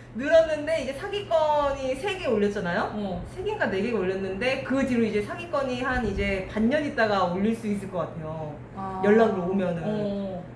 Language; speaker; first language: Korean; early bilingual, heritage; Korean